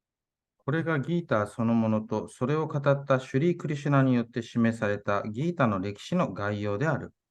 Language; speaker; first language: Japanese; native; Japanese